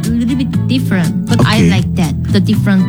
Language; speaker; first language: English; non-native, learner; Korean